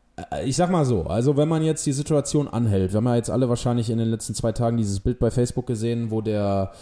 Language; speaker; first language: German; native; German